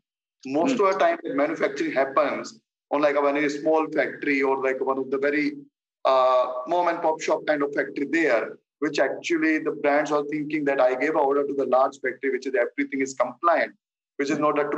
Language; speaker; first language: English; non-native, local second language; Hindi